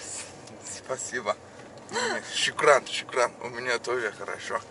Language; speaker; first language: Russian; non-native, learner; Turkish